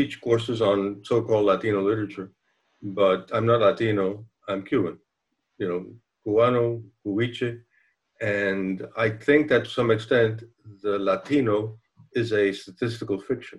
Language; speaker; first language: English; non-native, fluent; Spanish